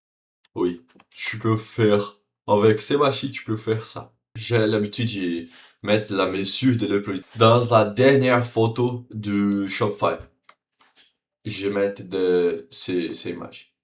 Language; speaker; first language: French; non-native, learner; Portuguese